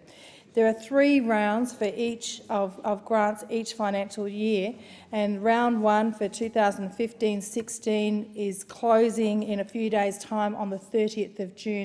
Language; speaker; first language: English; native; English